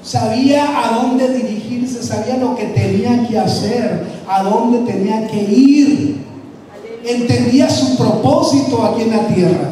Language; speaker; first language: Spanish; native; Spanish